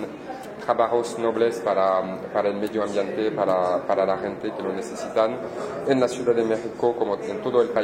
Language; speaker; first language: Spanish; non-native, fluent; French